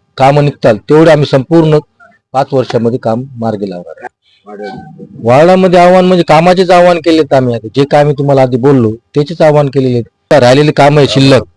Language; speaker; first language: Marathi; native; Marathi